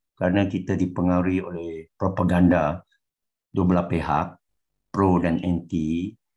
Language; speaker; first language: Malay; non-native, local second language; Chinese